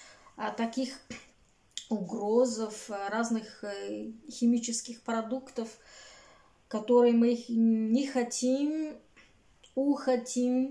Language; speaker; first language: Russian; non-native, learner; Bulgarian